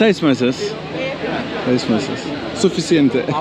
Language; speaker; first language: Spanish; non-native, learner; Turkish